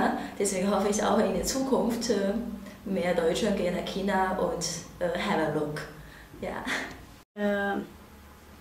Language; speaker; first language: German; non-native, learner; Chinese